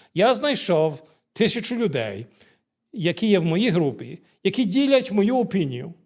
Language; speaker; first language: Ukrainian; early bilingual, heritage; Ukrainian